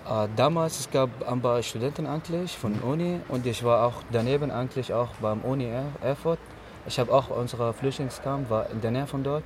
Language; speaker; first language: German; non-native, learner; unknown